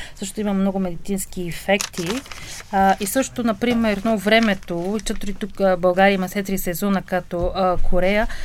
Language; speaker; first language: Bulgarian; non-native, fluent; Korean